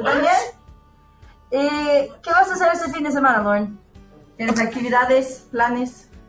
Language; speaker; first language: Spanish; non-native, learner; English